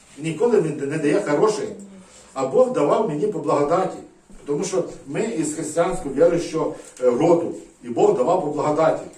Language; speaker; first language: Ukrainian; native; Ukrainian